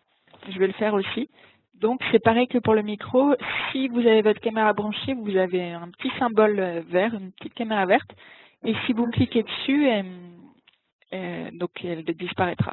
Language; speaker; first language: French; native; French